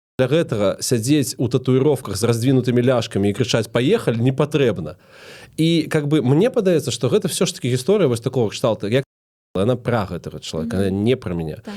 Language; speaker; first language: Belarusian; non-native, local second language; Russian